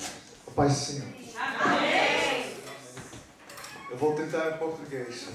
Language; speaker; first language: Portuguese; non-native, fluent; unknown